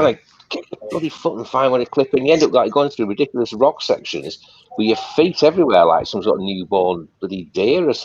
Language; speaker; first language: English; native; English